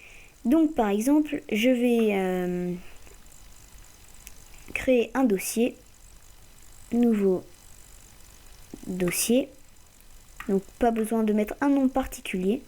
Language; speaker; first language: French; native; French